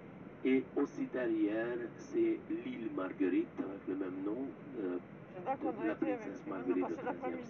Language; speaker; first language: French; non-native, fluent; Hungarian